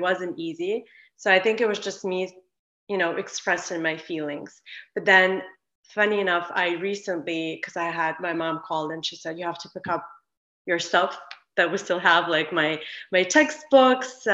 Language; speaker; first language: English; non-native, fluent; Ukrainian